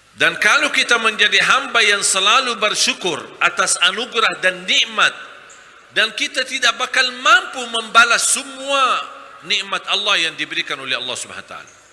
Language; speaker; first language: Malay; non-native, fluent; Arabic